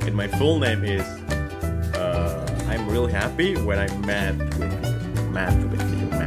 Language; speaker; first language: English; non-native, fluent; Indonesian